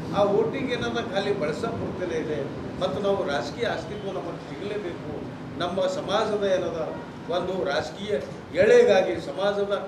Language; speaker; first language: Kannada; non-native, local second language; Marathi